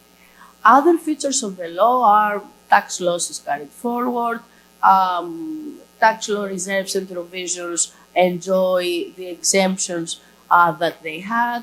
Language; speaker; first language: English; non-native, fluent; Greek